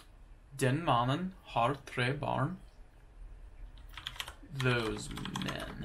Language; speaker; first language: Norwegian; non-native, learner; English